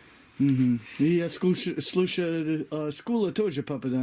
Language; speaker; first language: Russian; non-native, learner; English